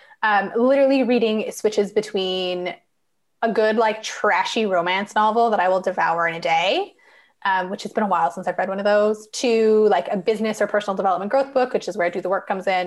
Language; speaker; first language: English; native; English